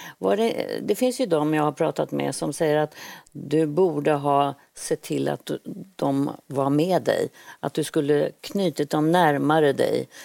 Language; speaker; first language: Swedish; native; Swedish